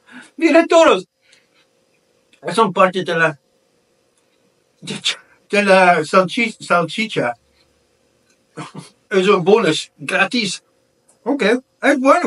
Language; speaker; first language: Spanish; non-native, learner; English